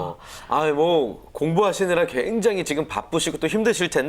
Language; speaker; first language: Korean; native; Korean